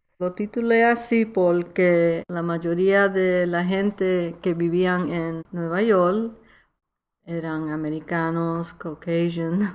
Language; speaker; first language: Spanish; early bilingual, heritage; Spanish